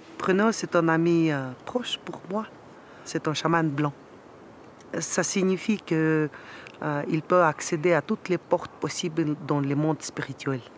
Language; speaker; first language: French; non-native, fluent; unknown